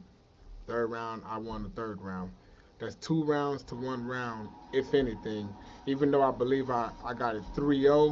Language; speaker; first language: English; native; English